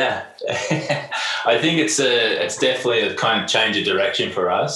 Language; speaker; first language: English; native; English